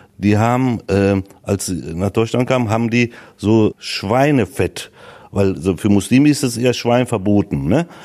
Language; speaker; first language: German; early bilingual, other home language; Turkish